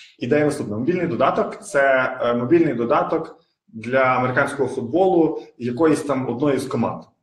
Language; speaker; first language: Ukrainian; native; Ukrainian